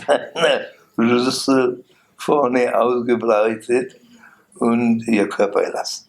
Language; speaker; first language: German; non-native, learner; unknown